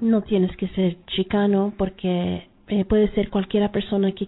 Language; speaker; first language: Spanish; early bilingual, heritage; Spanish